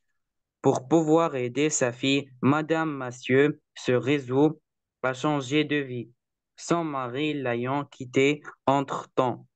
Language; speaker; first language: French; non-native, learner; Arabic